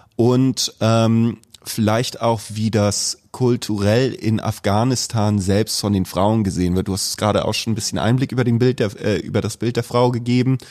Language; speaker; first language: German; native; German